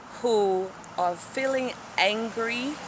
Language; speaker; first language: English; native; English